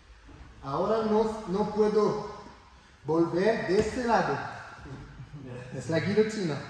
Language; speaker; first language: Spanish; non-native, learner; French